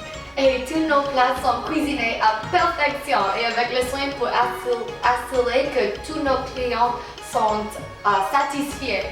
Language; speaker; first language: French; non-native, learner; English